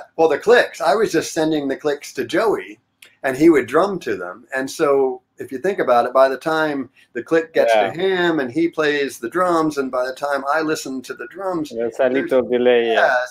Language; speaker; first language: English; native; English